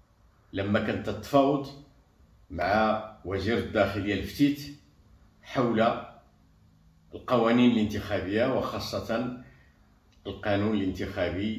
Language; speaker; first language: Arabic; native; Arabic